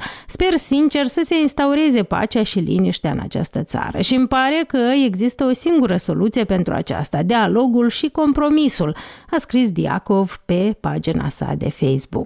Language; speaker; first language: Romanian; native; Romanian